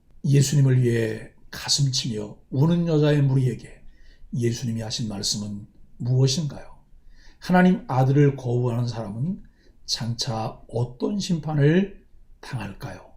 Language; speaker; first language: Korean; native; Korean